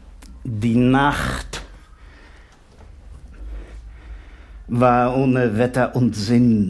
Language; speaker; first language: German; native; German